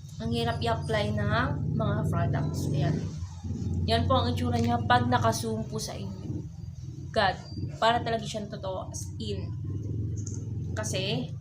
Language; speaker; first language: Filipino; native; Filipino